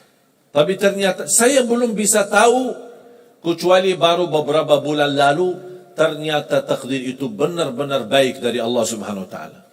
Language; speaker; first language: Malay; non-native, fluent; Arabic